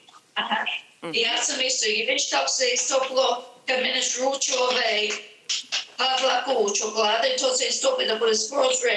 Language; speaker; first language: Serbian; early bilingual, heritage; Serbian